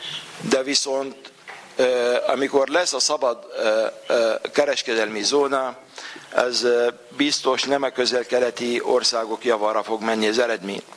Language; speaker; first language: Hungarian; non-native, fluent; Arabic